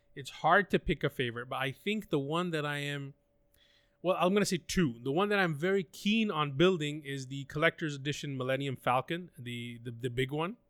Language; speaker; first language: English; non-native, local second language; Urdu